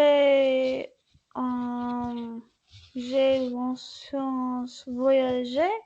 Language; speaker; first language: French; non-native, learner; English